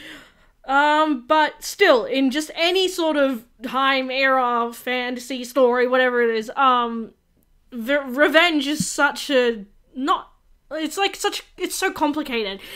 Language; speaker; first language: English; native; English